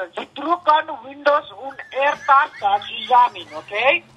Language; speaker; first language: German; non-native, learner; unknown